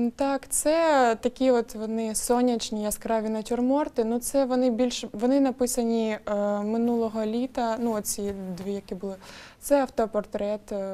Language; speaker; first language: Ukrainian; non-native, local second language; Russian